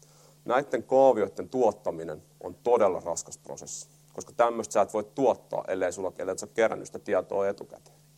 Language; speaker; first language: Finnish; native; Finnish